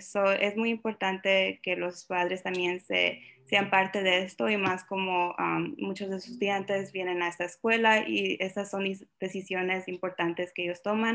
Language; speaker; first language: Spanish; early bilingual, other home language; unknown